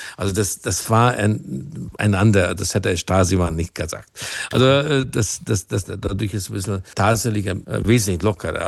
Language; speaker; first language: German; non-native, fluent; Hungarian